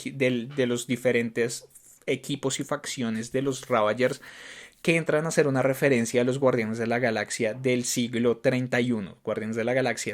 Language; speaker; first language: Spanish; native; Spanish